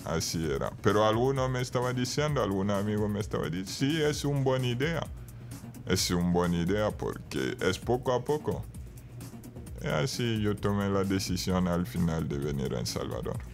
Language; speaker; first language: Spanish; non-native, fluent; Bambara